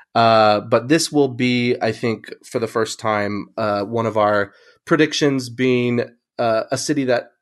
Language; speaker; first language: English; native; English